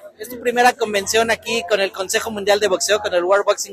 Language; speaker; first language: Spanish; native; Spanish